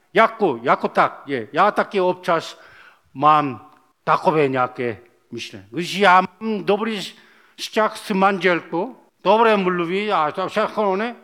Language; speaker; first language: Czech; non-native, learner; Korean